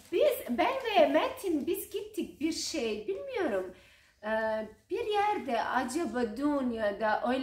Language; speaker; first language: Turkish; non-native, learner; Croatian